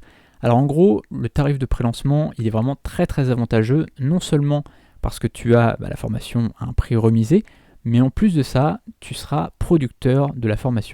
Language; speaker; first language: French; native; French